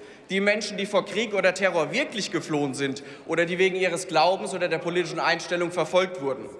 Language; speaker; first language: German; native; German